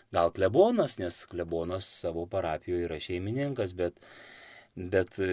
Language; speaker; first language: Lithuanian; native; Lithuanian